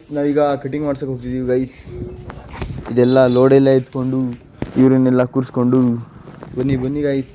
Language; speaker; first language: Kannada; native; Kannada